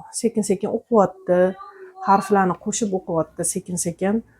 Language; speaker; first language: Uzbek; native; Uzbek